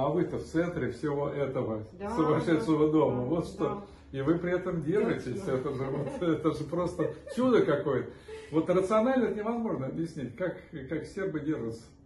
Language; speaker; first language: Russian; native; Russian